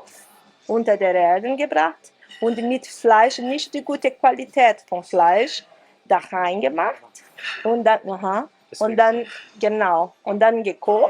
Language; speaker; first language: German; non-native, fluent; Portuguese